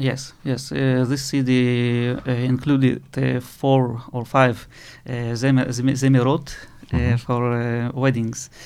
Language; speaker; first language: English; non-native, learner; Russian